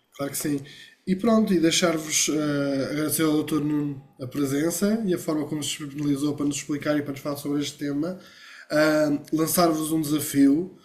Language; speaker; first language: Portuguese; native; Portuguese